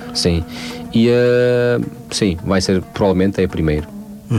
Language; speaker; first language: Portuguese; non-native, fluent; Tajik